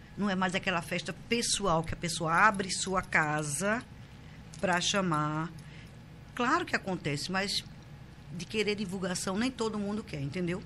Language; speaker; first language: Portuguese; native; Portuguese